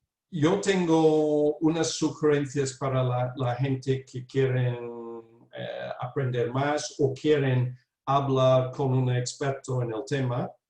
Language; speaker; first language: Spanish; non-native, fluent; English